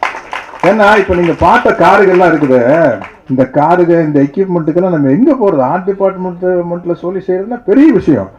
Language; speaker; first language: Tamil; native; Tamil